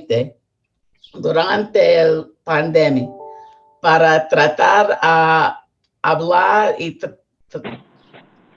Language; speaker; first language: Spanish; non-native, learner; English